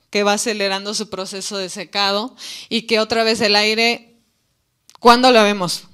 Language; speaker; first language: Spanish; native; Spanish